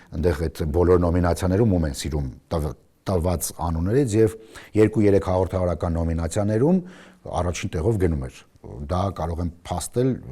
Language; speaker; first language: Armenian; native; Armenian